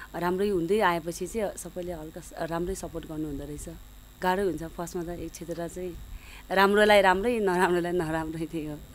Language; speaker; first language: Nepali; non-native, local second language; Sherpa